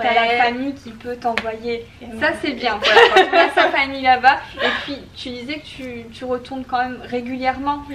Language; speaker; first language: French; native; French